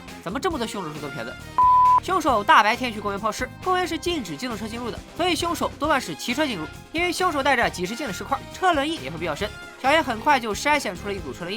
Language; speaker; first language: Chinese; native; Chinese